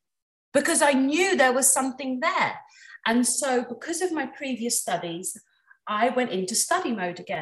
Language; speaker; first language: English; native; English